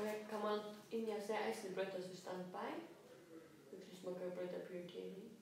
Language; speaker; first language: Danish; non-native, local second language; Faroese